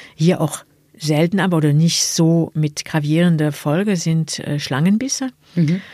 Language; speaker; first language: German; non-native, fluent; French